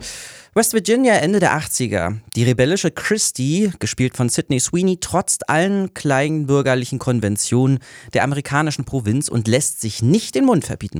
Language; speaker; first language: German; native; German